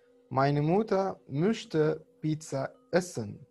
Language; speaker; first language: German; non-native, fluent; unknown